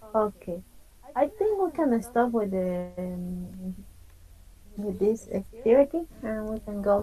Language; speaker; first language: English; non-native, fluent; Spanish